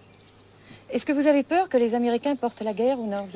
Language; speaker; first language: French; native; French